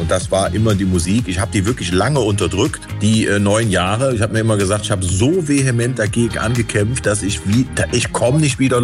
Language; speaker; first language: German; native; German